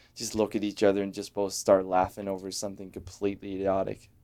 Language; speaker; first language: English; non-native, fluent; Danish